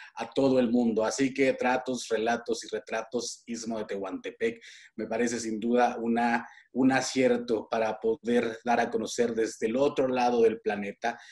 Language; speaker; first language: Spanish; native; Spanish